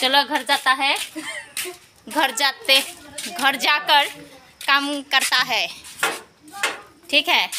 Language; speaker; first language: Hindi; non-native, local second language; Bangla